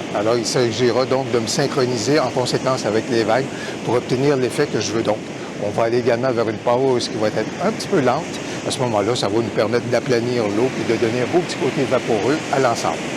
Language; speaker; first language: French; native; French